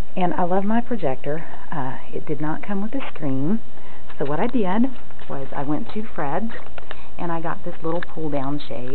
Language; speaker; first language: English; native; English